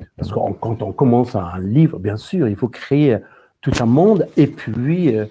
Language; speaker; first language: French; non-native, fluent; Persian